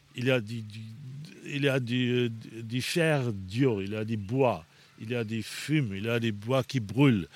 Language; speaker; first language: French; non-native, fluent; Afrikaans